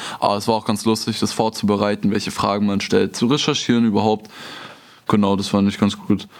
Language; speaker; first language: German; native; German